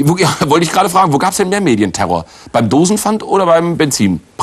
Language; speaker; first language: German; native; German